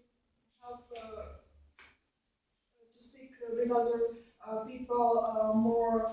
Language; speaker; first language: English; non-native, learner; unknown